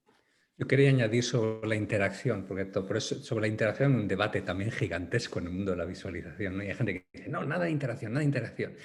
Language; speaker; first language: Spanish; native; Spanish